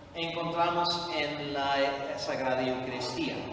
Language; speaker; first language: Spanish; non-native, fluent; English